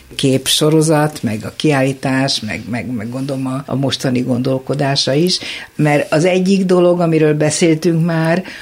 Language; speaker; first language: Hungarian; native; Hungarian